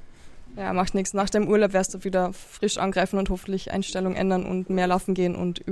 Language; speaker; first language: German; native; German